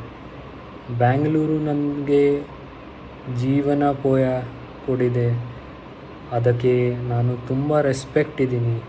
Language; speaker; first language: Kannada; non-native, local second language; Hindi